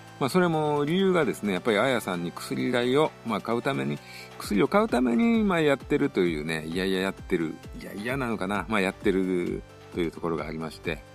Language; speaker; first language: Japanese; native; Japanese